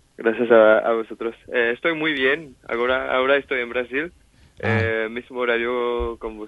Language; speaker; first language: Spanish; non-native, fluent; French